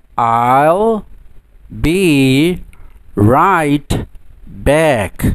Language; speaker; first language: English; non-native, fluent; Indonesian